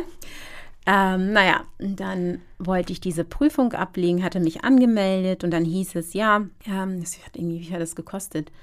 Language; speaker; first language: German; native; German